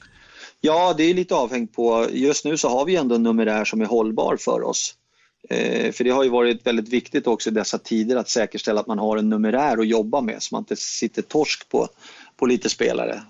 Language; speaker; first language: Swedish; native; Swedish